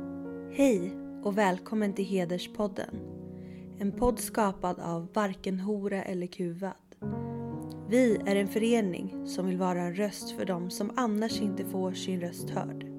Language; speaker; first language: Swedish; native; Swedish